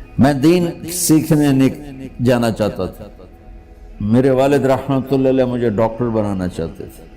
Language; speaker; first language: Urdu; non-native, local second language; Punjabi